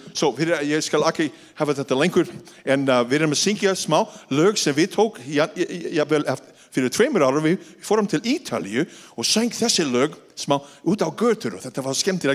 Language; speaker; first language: Icelandic; non-native, fluent; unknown